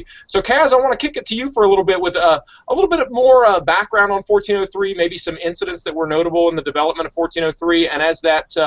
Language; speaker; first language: English; native; English